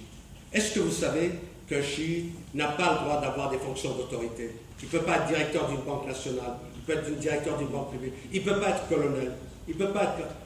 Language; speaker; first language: French; native; French